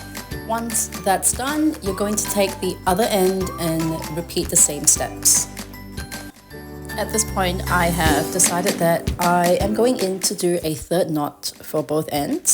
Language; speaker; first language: English; native; English